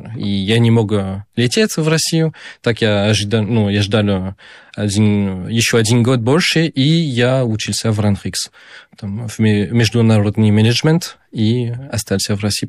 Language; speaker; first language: Russian; non-native, fluent; French